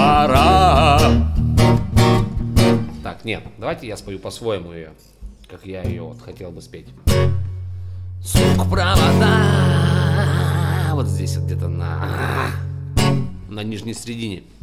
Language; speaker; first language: Russian; native; Russian